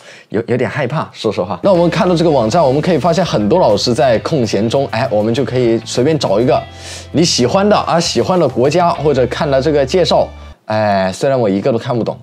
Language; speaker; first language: Chinese; native; Chinese